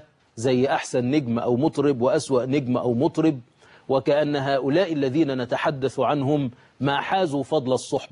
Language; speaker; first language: Arabic; native; Arabic